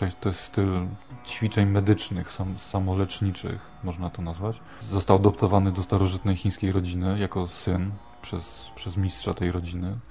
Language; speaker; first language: Polish; native; Polish